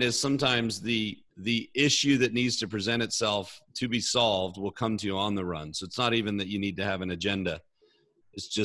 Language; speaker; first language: English; native; English